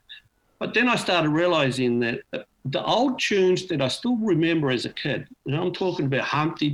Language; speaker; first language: English; native; English